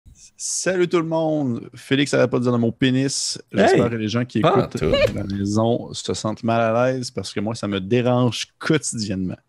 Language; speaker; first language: French; native; French